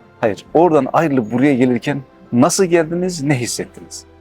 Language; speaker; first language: Turkish; native; Turkish